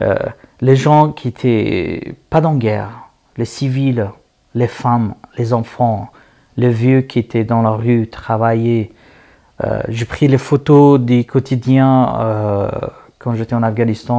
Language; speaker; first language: French; non-native, learner; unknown